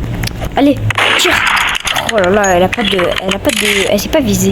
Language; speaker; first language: French; native; French